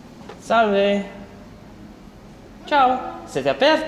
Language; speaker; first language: Italian; non-native, fluent; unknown